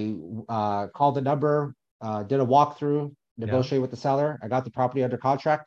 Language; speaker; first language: English; native; English